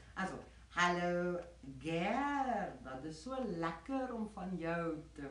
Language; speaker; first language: German; non-native, fluent; Afrikaans